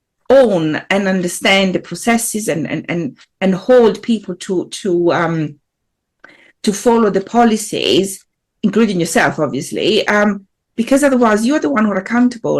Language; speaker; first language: English; non-native, fluent; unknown